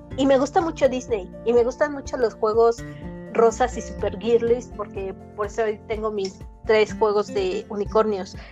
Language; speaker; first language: Spanish; native; Spanish